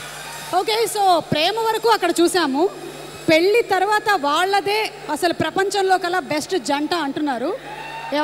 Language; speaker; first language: Telugu; native; Telugu